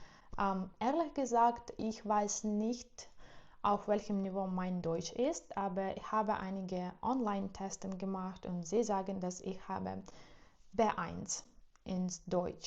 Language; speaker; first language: German; non-native, learner; Russian